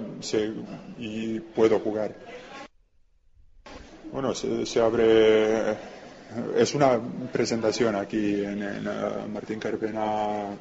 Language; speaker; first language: Spanish; non-native, learner; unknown